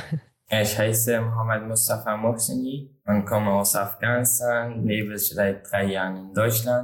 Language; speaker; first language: German; non-native, learner; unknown